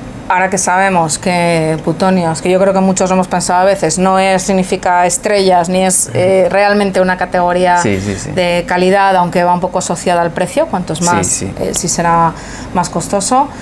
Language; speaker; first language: Spanish; native; Spanish